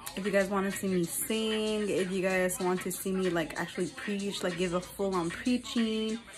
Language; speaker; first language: English; early bilingual, other home language; Spanish